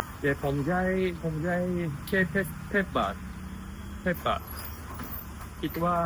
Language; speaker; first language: Thai; non-native, learner; Japanese